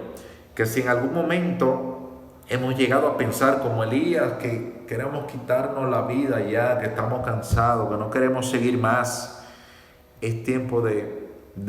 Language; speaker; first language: Spanish; native; Spanish